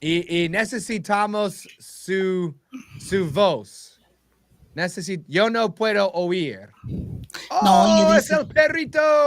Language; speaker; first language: Spanish; non-native, learner; English